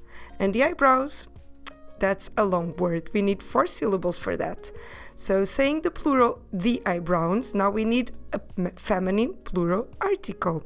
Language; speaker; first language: English; non-native, fluent; Portuguese